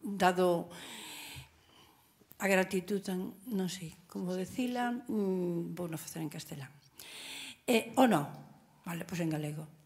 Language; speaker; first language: Galician; non-native, local second language; Spanish